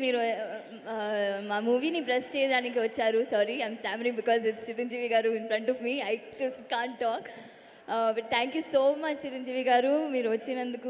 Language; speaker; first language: Telugu; non-native, local second language; Tamil